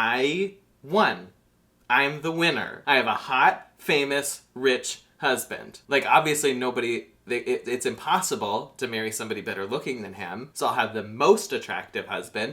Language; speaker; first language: English; native; English